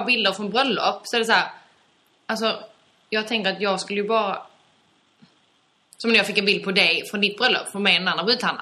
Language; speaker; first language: Swedish; native; Swedish